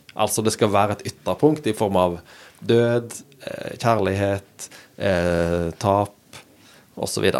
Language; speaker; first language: Norwegian; native; Norwegian